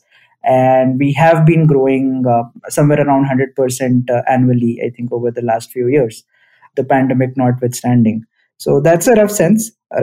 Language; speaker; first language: English; non-native, local second language; Hindi